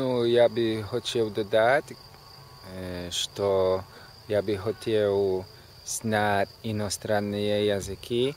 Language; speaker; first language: Russian; non-native, learner; Polish